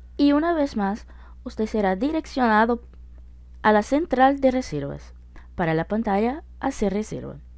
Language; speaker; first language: Spanish; non-native, fluent; Portuguese